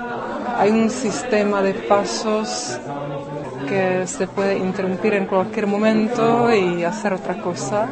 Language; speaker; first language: Spanish; non-native, fluent; Czech